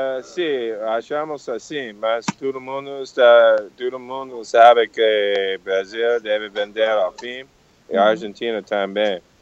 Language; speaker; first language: Portuguese; non-native, learner; English